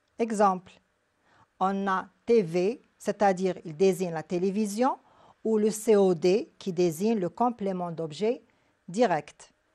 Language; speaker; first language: French; non-native, local second language; Arabic